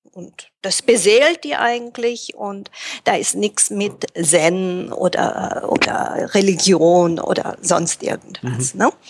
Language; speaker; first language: German; native; German